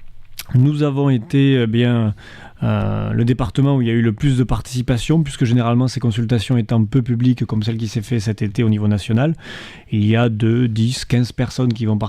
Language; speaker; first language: French; native; French